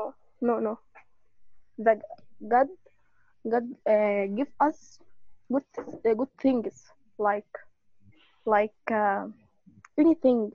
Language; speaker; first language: English; non-native, learner; Arabic